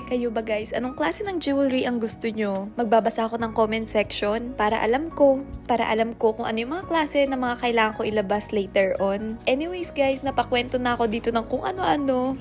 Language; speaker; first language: Filipino; native; Filipino